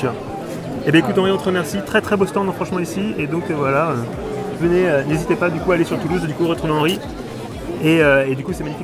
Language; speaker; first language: French; native; French